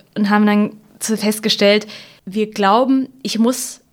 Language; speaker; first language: German; native; German